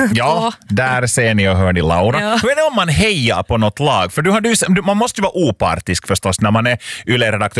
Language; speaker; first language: Swedish; native; Swedish